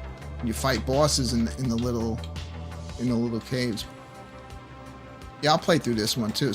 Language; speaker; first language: English; native; English